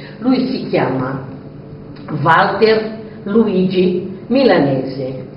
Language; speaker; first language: Italian; non-native, fluent; Portuguese